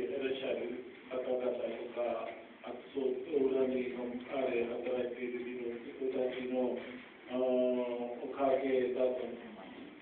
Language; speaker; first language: Japanese; non-native, fluent; Urdu